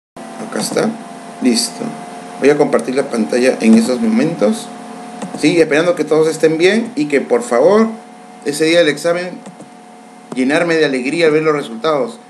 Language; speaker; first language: Spanish; native; Spanish